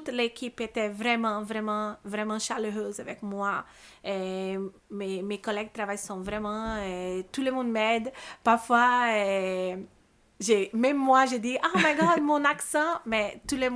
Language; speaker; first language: French; non-native, learner; Portuguese